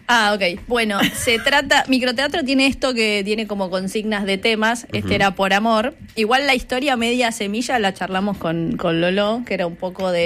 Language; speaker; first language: Spanish; native; Spanish